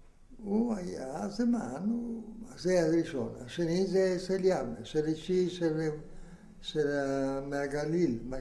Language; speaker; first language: Hebrew; non-native, fluent; Italian